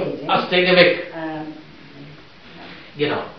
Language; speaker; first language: German; non-native, fluent; Sinhala